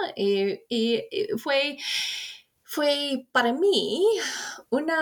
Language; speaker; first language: Spanish; non-native, fluent; English